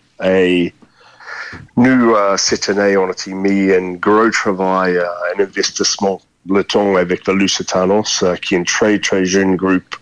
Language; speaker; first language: French; non-native, fluent; English